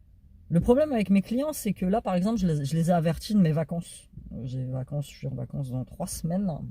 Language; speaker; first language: French; native; French